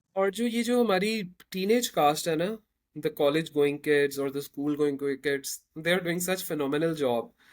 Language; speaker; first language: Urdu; native; Urdu